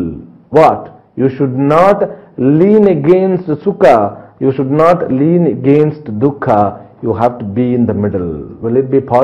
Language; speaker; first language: English; non-native, local second language; Telugu